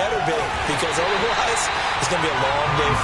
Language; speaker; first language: English; native; English